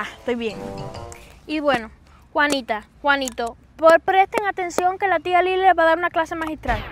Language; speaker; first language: Spanish; native; Spanish